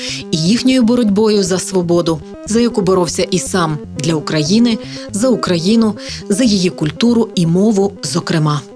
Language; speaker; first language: Ukrainian; native; Ukrainian